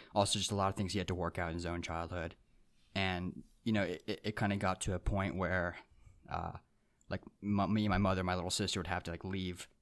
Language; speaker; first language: English; early bilingual, other home language; Japanese